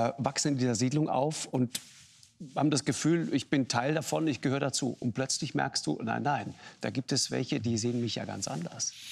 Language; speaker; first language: German; native; German